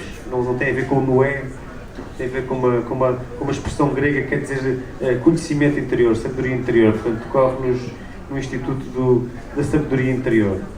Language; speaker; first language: Portuguese; native; Portuguese